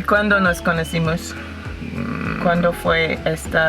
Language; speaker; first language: Spanish; non-native, learner; English